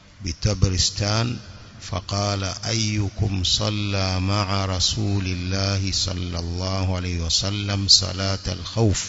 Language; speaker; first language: Arabic; non-native, fluent; Swahili